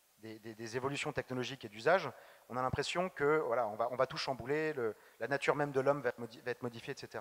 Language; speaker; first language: French; native; French